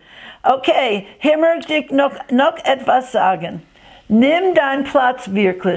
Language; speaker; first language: German; non-native, fluent; English